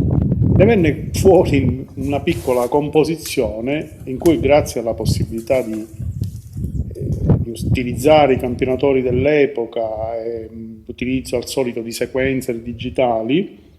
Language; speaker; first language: Italian; native; Italian